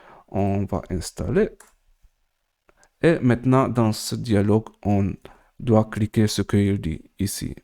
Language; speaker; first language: French; non-native, learner; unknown